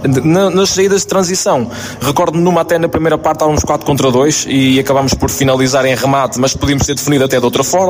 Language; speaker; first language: Portuguese; native; Portuguese